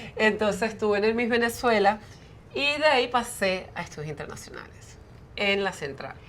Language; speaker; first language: Spanish; early bilingual, heritage; Spanish